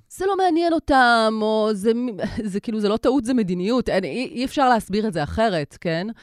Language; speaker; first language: Hebrew; native; Hebrew